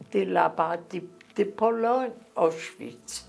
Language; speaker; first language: French; non-native, learner; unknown